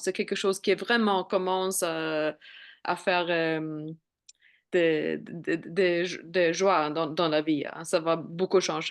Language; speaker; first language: French; non-native, fluent; Swedish